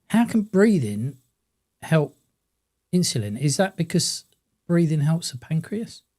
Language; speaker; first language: English; native; English